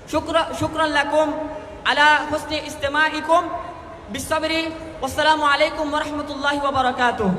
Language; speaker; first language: Arabic; non-native, learner; Bangla